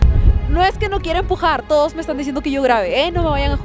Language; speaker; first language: Spanish; native; Spanish